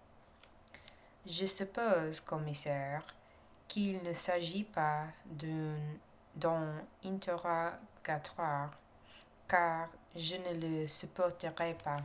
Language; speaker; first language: French; non-native, learner; English